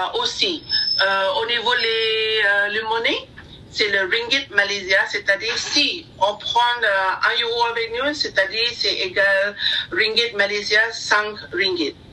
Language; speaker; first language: French; non-native, learner; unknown